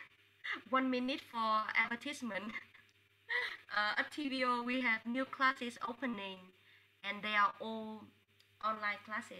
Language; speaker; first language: English; non-native, fluent; Vietnamese